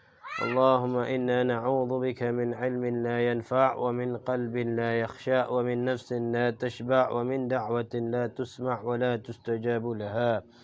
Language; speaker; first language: Arabic; non-native, fluent; Indonesian